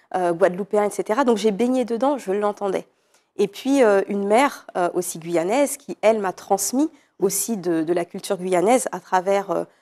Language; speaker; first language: French; native; French